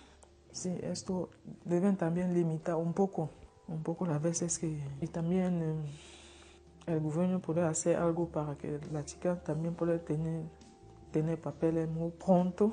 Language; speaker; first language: Spanish; non-native, learner; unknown